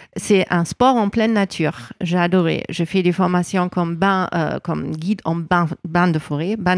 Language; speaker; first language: French; non-native, fluent; German